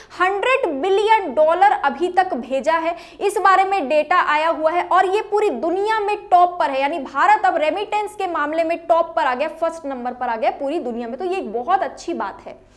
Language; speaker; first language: Hindi; native; Hindi